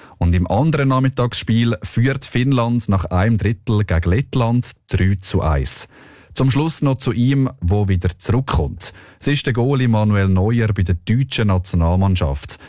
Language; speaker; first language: German; native; German